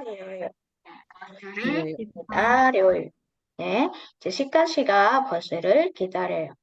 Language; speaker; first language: Korean; non-native, fluent; Indonesian